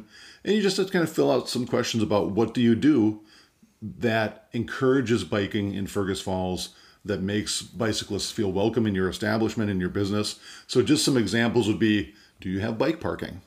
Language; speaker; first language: English; native; English